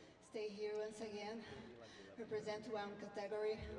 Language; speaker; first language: English; non-native, learner; Portuguese